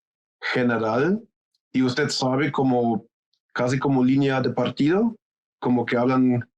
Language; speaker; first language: Spanish; non-native, fluent; German